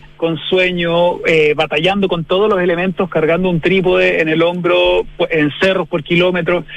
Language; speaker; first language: Spanish; native; Spanish